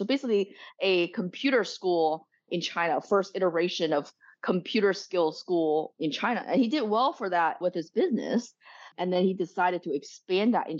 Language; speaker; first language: English; early bilingual, other home language; Chinese